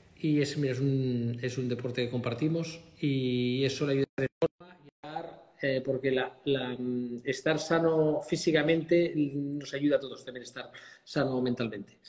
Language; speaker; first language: Spanish; native; Spanish